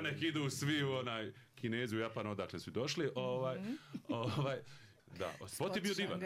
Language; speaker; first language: Serbian; native; Serbian